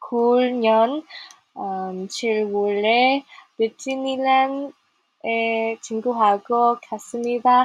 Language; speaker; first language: Korean; non-native, learner; Vietnamese